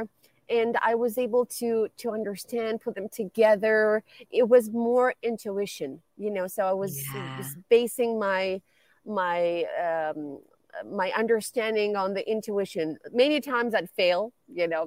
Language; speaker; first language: English; non-native, fluent; Romanian